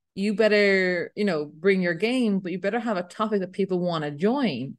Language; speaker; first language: English; native; English